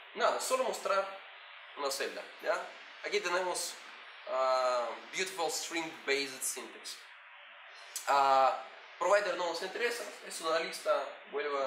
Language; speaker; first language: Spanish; non-native, learner; Russian